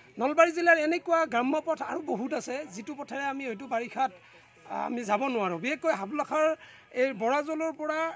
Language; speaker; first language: Assamese; native; Assamese